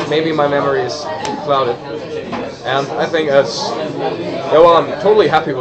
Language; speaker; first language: English; non-native, fluent; German